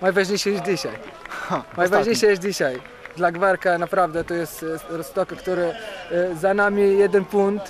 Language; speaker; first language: Polish; non-native, learner; Arabic